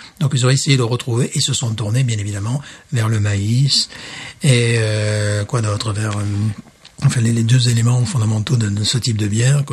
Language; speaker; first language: French; native; French